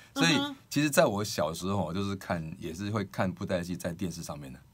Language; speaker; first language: Chinese; native; Chinese